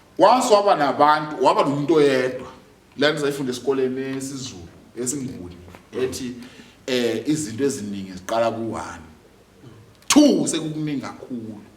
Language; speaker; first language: Zulu; native; Zulu